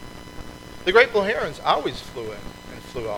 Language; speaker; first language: English; native; English